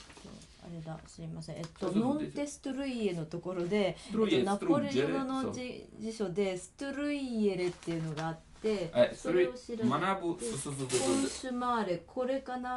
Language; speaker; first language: Japanese; native; Japanese